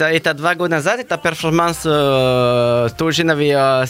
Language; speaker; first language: Russian; non-native, learner; French